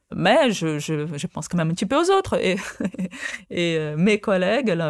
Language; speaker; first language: French; non-native, fluent; Portuguese